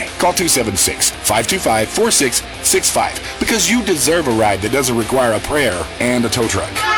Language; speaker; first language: English; native; English